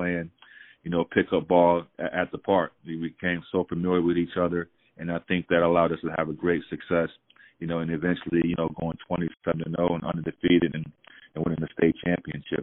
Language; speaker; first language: English; native; English